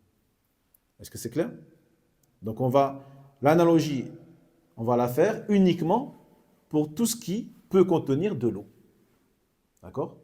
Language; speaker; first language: French; native; French